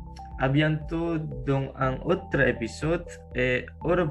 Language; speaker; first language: French; non-native, learner; Indonesian